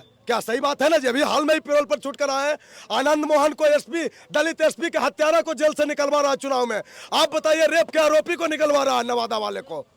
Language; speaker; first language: Hindi; native; Hindi